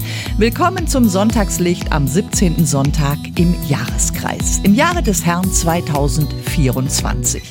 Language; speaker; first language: German; native; German